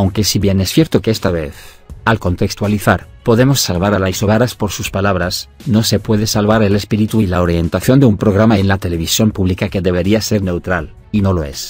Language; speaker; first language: Spanish; native; Spanish